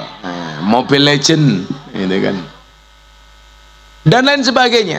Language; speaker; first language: Indonesian; non-native, local second language; Javanese